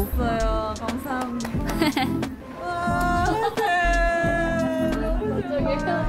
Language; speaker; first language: Korean; non-native, fluent; Indonesian